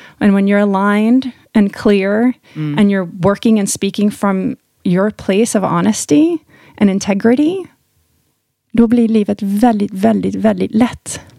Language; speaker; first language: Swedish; early bilingual, heritage; Swedish